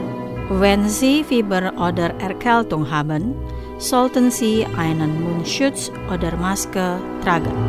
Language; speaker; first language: German; non-native, fluent; Indonesian